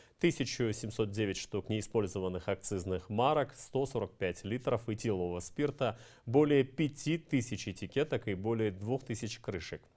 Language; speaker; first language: Russian; non-native, local second language; Kyrgyz